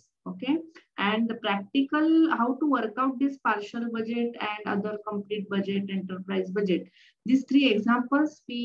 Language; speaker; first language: English; non-native, local second language; Marathi